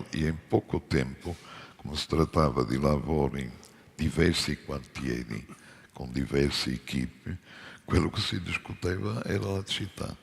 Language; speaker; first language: Italian; non-native, fluent; Portuguese